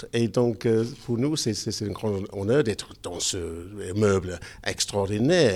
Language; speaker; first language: French; non-native, learner; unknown